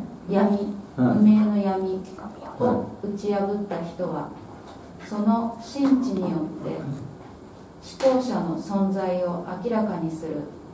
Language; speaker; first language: Japanese; native; Japanese